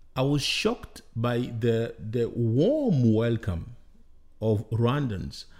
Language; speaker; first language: English; non-native, fluent; Bembe